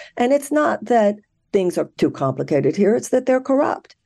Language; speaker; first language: English; native; English